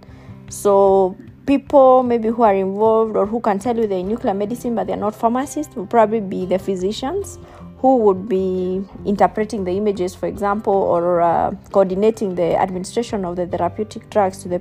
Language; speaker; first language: English; non-native, local second language; Kikuyu